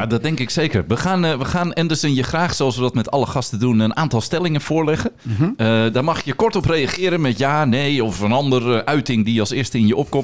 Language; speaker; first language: Dutch; native; Dutch